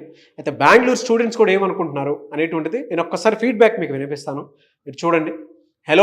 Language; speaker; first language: Telugu; native; Telugu